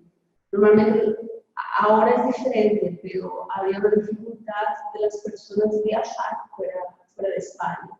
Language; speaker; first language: Spanish; non-native, fluent; Portuguese